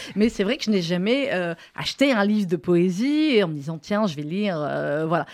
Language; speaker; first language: French; native; French